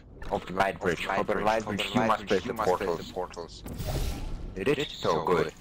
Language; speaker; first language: English; non-native, learner; German